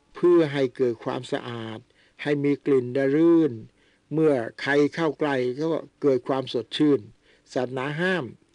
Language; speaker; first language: Thai; native; Thai